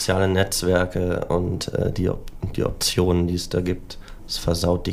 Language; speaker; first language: German; native; German